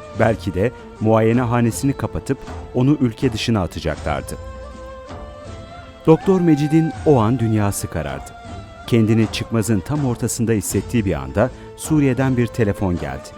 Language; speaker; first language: Turkish; native; Turkish